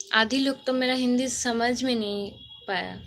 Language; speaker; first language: Hindi; non-native, local second language; Bangla